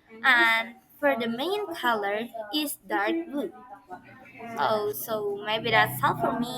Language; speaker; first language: English; non-native, learner; Indonesian